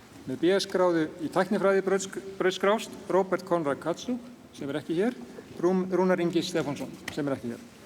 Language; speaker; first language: Icelandic; native; Icelandic